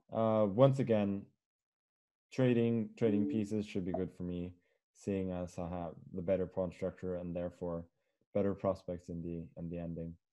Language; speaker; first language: English; non-native, fluent; Norwegian